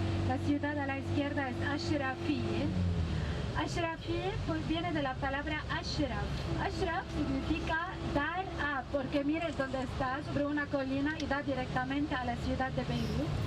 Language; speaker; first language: Spanish; non-native, fluent; Arabic